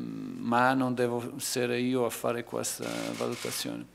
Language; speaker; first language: Italian; non-native, fluent; Portuguese